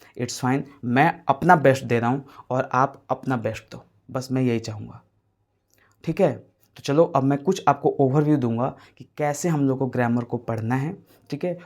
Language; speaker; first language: Hindi; native; Hindi